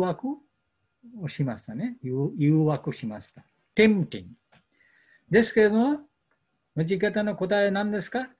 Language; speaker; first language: Japanese; non-native, learner; Bangla